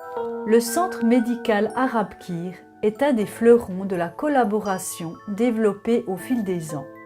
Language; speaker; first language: French; native; French